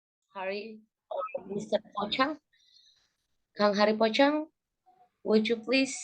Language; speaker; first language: English; non-native, learner; Indonesian